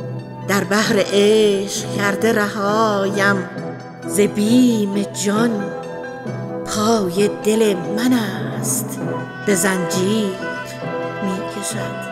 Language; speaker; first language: Persian; native; Persian